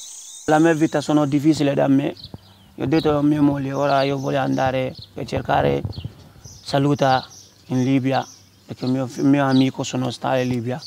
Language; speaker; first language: Italian; non-native, learner; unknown